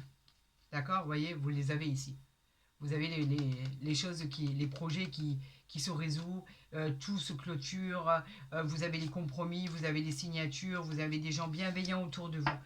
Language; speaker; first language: French; native; French